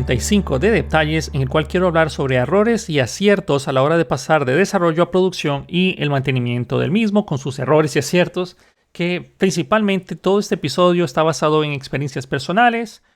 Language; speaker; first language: Spanish; native; Spanish